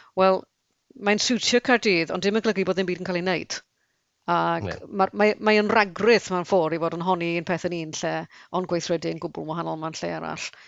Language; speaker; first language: Welsh; native; Welsh